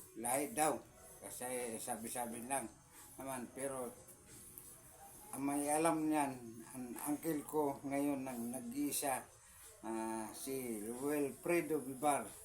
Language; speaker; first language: Filipino; non-native, local second language; Waray